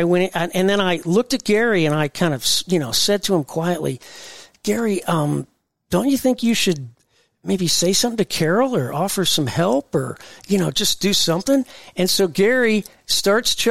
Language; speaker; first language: English; native; English